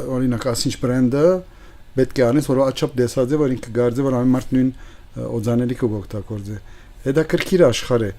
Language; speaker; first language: Armenian; early bilingual, heritage; Armenian